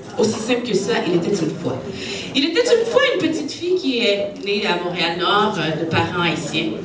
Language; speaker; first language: French; native; French